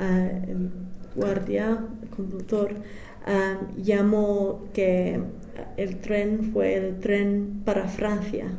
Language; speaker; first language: Spanish; non-native, fluent; English